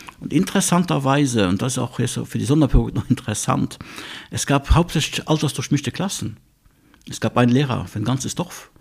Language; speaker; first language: German; non-native, local second language; Luxembourgish